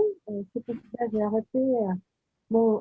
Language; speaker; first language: French; non-native, fluent; Russian